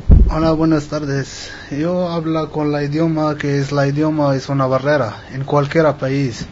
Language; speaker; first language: Spanish; non-native, learner; Arabic